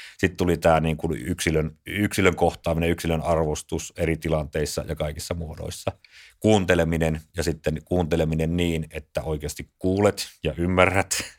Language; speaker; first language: Finnish; native; Finnish